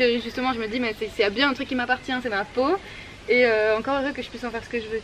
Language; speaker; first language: French; native; French